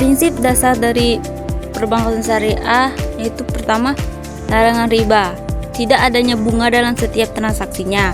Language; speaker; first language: Indonesian; native; Indonesian